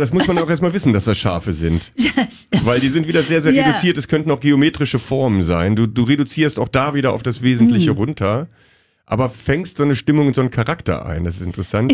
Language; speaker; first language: German; native; German